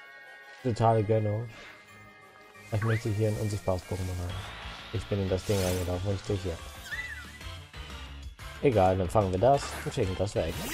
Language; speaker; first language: German; native; German